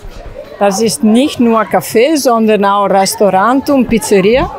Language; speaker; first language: German; non-native, learner; Italian